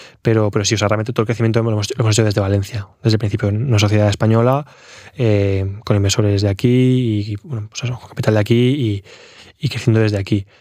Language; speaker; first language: Spanish; native; Spanish